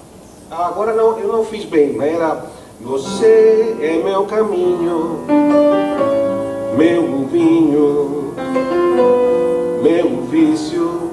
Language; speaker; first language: Portuguese; non-native, fluent; Italian